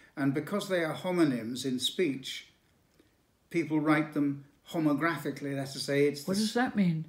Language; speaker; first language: English; native; English